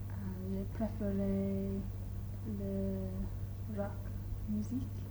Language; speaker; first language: French; non-native, learner; English